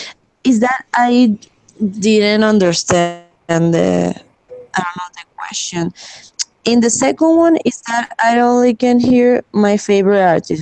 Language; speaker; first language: English; non-native, learner; Spanish